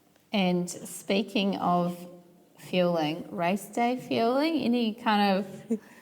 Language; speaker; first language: English; native; English